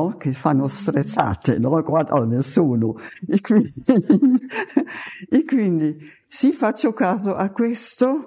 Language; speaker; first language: Italian; non-native, fluent; German